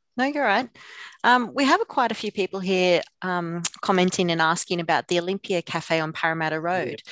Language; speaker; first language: English; native; English